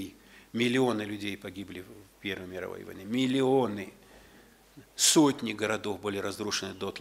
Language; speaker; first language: Russian; native; Russian